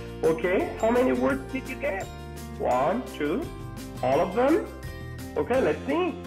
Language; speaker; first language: English; non-native, fluent; Spanish